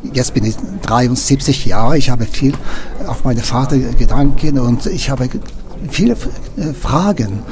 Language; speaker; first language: German; non-native, learner; Norwegian